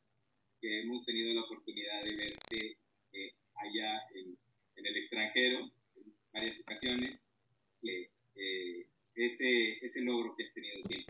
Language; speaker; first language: Spanish; native; Spanish